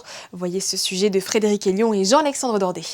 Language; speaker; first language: French; native; French